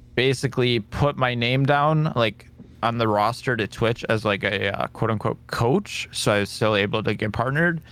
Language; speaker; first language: English; native; English